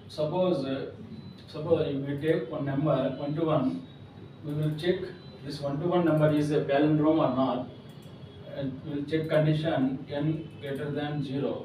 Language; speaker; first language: English; non-native, local second language; Telugu